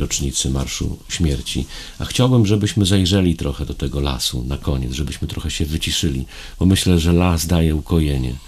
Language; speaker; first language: Polish; native; Polish